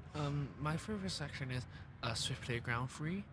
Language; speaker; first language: English; non-native, local second language; Cantonese